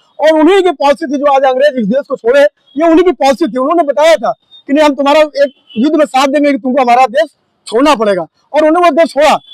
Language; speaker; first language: Hindi; native; Hindi